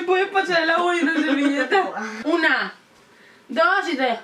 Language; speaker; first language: Spanish; native; Spanish